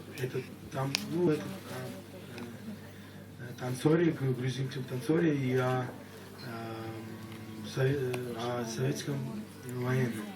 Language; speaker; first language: Russian; non-native, fluent; Georgian